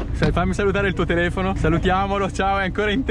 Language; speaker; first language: Italian; native; Italian